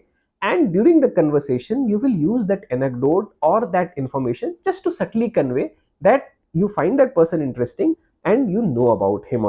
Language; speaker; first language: English; non-native, local second language; Hindi